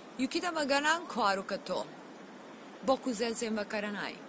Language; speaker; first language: Japanese; non-native, learner; Serbian